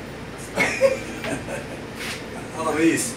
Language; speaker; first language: Arabic; non-native, learner; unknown